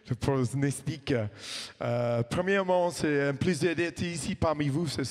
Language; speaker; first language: French; non-native, fluent; English